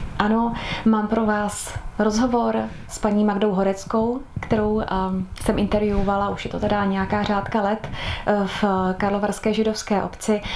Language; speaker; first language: Czech; native; Czech